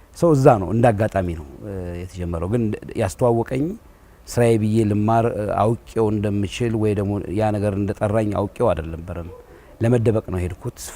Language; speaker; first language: Amharic; native; Amharic